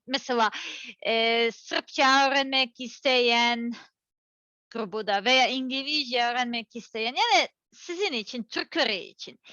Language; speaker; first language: Turkish; non-native, learner; Serbian